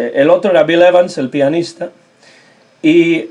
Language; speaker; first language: Spanish; native; Spanish